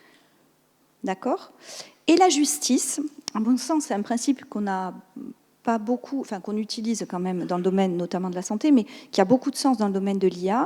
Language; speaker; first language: French; native; French